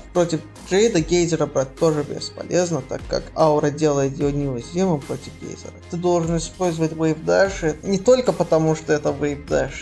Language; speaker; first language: Russian; native; Russian